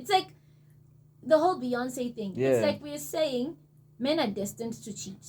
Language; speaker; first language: English; non-native, local second language; Zulu